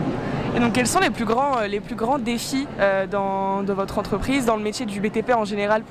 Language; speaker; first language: French; native; French